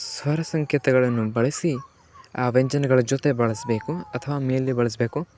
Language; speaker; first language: Kannada; non-native, local second language; Lambadi